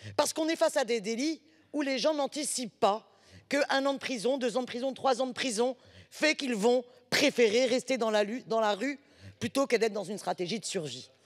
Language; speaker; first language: French; native; French